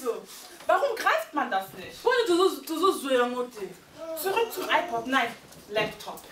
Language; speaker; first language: German; early bilingual, heritage; Lingala